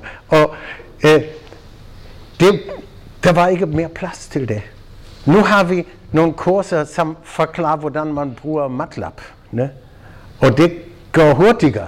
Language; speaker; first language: Danish; non-native, fluent; German